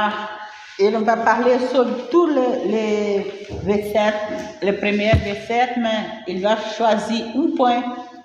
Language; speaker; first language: Portuguese; non-native, learner; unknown